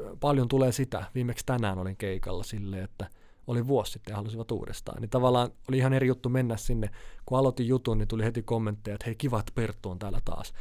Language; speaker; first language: Finnish; native; Finnish